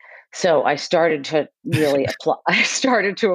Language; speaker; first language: English; native; English